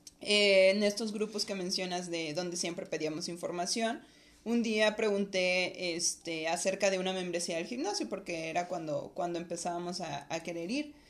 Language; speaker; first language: Spanish; native; Spanish